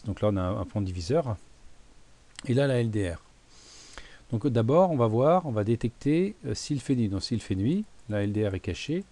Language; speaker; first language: French; native; French